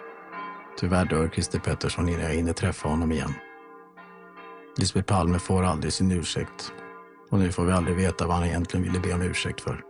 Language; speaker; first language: Swedish; native; Swedish